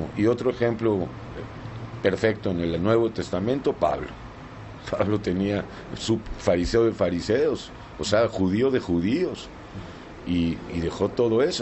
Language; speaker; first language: Spanish; native; Spanish